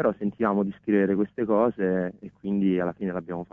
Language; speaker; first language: Italian; native; Italian